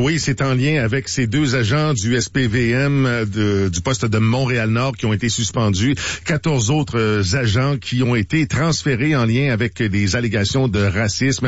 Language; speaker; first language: French; native; French